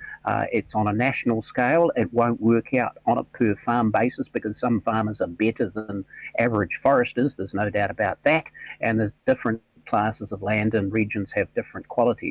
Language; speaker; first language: English; native; English